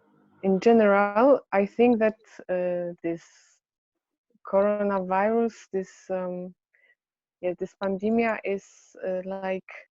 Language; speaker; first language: English; non-native, learner; Polish